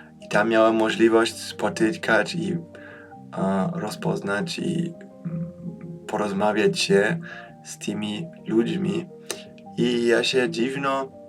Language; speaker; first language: Polish; early bilingual, heritage; Polish